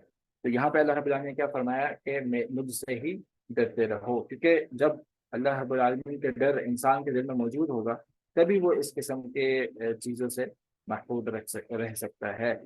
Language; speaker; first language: Urdu; native; Urdu